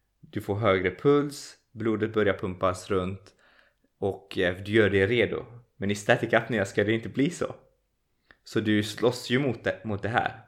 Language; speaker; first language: Swedish; early bilingual, other home language; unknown